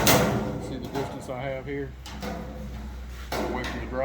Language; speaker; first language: English; native; English